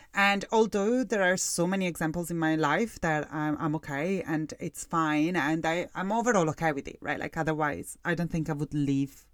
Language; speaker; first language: English; non-native, fluent; Italian